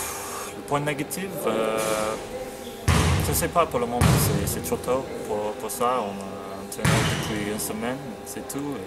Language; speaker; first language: French; non-native, fluent; English